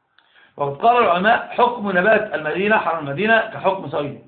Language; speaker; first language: Arabic; native; Arabic